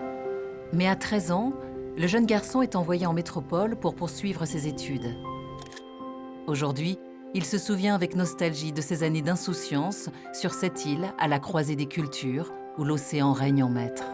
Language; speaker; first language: French; native; French